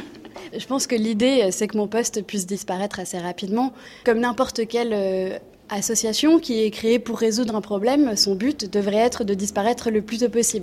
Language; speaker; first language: French; native; French